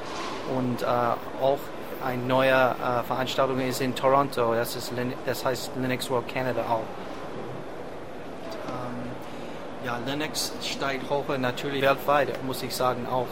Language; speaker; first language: German; non-native, fluent; English